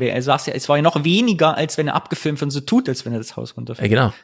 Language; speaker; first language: German; native; German